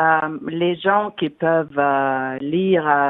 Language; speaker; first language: French; non-native, fluent; Russian